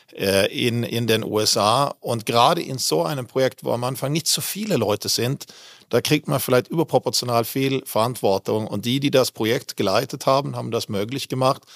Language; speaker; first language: German; non-native, fluent; Swedish